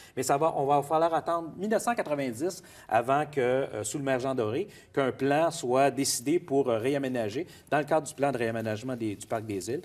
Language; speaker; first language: French; native; French